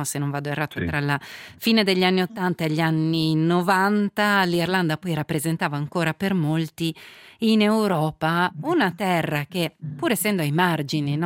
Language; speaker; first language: Italian; native; Italian